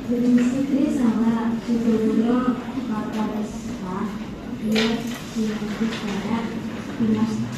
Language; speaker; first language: Japanese; non-native, learner; Indonesian